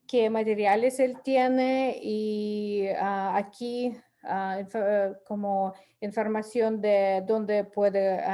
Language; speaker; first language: Spanish; non-native, fluent; English